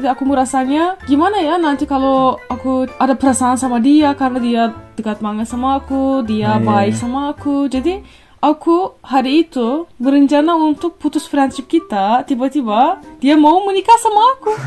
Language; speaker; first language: Indonesian; non-native, fluent; Turkish